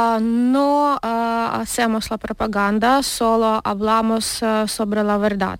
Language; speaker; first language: Spanish; non-native, learner; Ukrainian